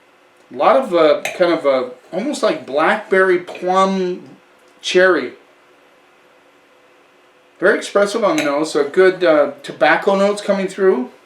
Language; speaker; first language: English; native; English